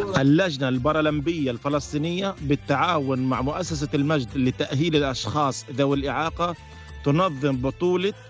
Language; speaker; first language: Arabic; native; Arabic